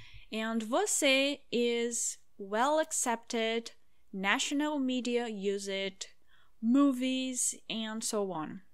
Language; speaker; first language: English; non-native, fluent; Portuguese